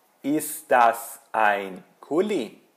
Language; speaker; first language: German; non-native, fluent; Portuguese